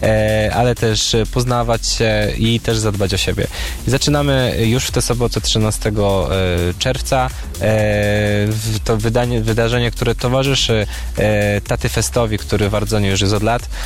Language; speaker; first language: Polish; native; Polish